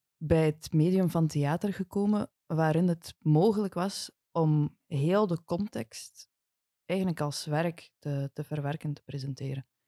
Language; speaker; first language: Dutch; non-native, fluent; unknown